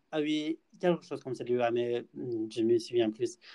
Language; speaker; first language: French; non-native, learner; English